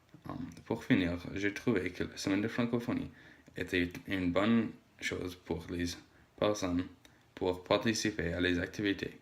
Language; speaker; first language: French; non-native, learner; English